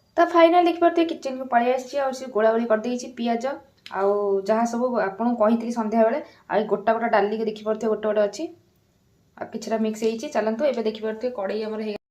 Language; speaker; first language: Odia; native; Odia